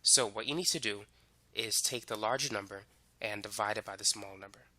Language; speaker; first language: English; native; English